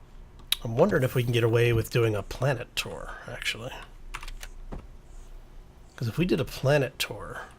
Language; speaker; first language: English; native; English